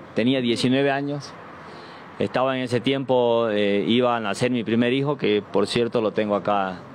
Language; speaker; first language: Spanish; native; Spanish